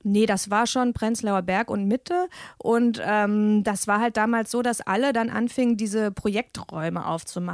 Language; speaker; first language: German; native; German